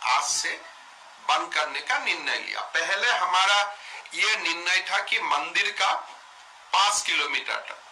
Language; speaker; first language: Hindi; non-native, local second language; Assamese